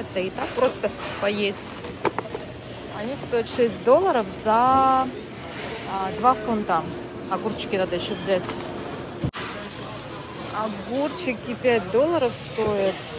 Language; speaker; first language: Russian; native; Russian